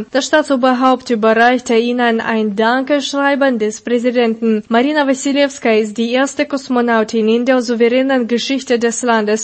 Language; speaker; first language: German; non-native, fluent; Russian